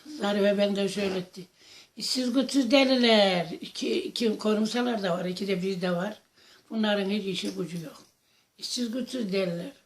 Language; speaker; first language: Turkish; native; Turkish